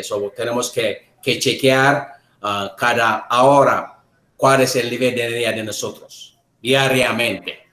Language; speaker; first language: Spanish; non-native, learner; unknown